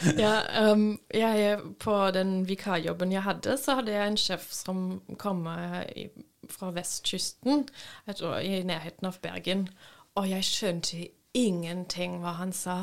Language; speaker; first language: Norwegian; non-native, fluent; German